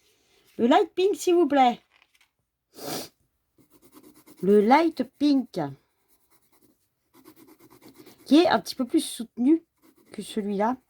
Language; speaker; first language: French; native; French